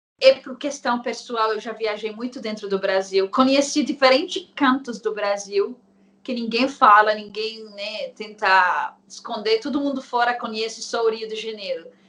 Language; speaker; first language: Portuguese; non-native, fluent; Arabic